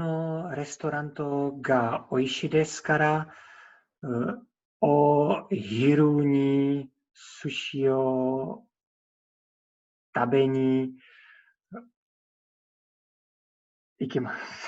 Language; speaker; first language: Japanese; non-native, learner; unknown